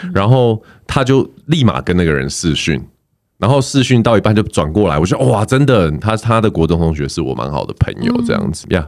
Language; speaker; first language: Chinese; native; Chinese